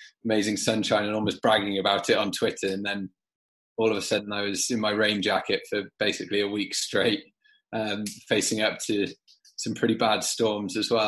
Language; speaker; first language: English; native; English